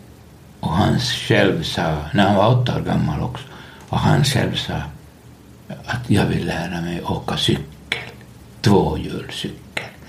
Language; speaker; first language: Swedish; non-native, local second language; Finnish